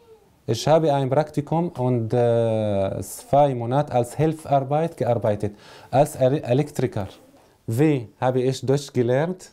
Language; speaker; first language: German; non-native, learner; Arabic